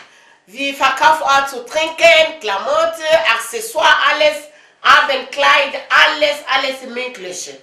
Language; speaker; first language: German; non-native, learner; Lingala